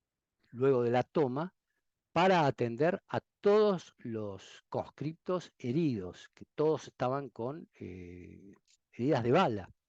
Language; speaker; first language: Spanish; native; Spanish